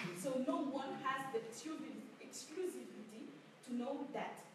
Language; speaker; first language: English; non-native, fluent; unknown